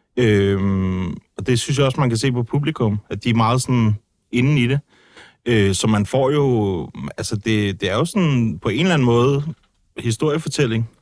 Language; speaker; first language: Danish; native; Danish